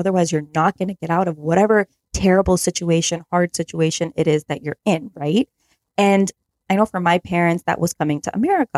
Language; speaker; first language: English; native; English